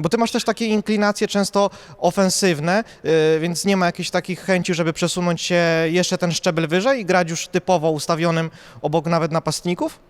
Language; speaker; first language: Polish; native; Polish